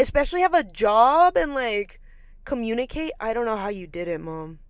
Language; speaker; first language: English; early bilingual, other home language; Spanish